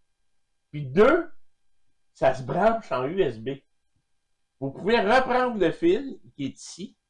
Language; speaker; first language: French; native; French